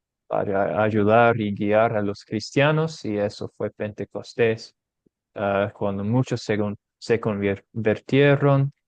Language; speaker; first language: Spanish; non-native, fluent; English